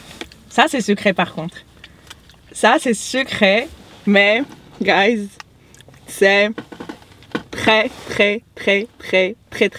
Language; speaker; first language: French; non-native, local second language; Arabic